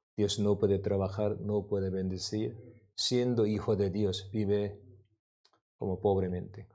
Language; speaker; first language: Spanish; non-native, learner; Korean